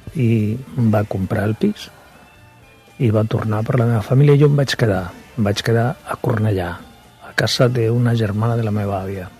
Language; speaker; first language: Catalan; non-native, local second language; Spanish